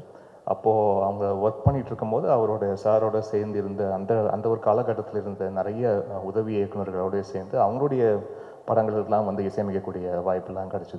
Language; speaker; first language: Tamil; native; Tamil